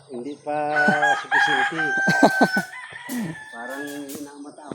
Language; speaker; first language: Filipino; non-native, local second language; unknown